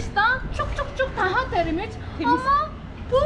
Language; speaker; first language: Turkish; non-native, learner; Korean